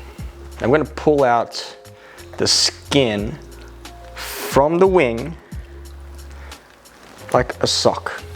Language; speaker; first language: English; native; English